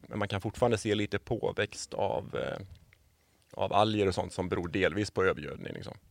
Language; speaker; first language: Swedish; native; Swedish